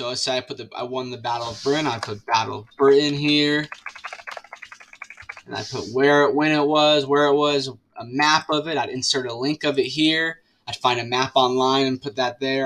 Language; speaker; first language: English; native; English